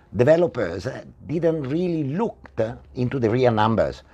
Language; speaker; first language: English; non-native, fluent; Italian